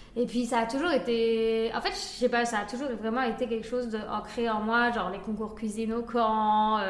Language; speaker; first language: French; early bilingual, other home language; Spanish